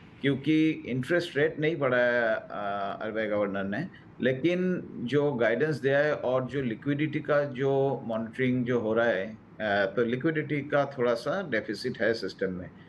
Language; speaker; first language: Hindi; non-native, local second language; Bangla